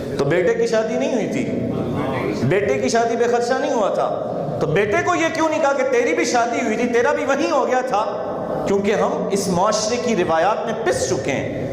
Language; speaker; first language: Urdu; non-native, local second language; Punjabi